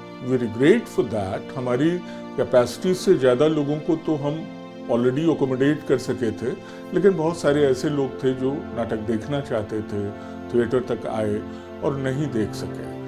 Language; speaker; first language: Hindi; native; Hindi